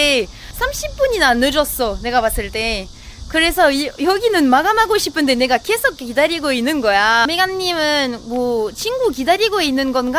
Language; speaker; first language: Korean; non-native, fluent; French